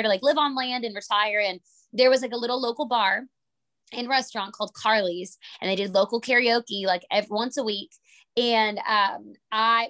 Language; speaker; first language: English; native; English